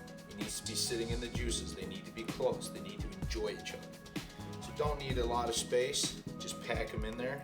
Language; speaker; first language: English; native; English